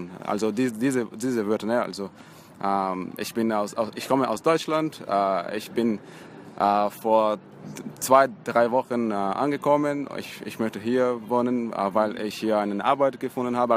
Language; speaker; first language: German; non-native, fluent; Portuguese